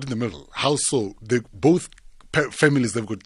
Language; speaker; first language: English; non-native, local second language; Tsonga